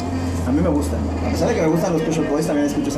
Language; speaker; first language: Spanish; native; Spanish